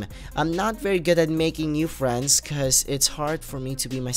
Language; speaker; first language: English; native; English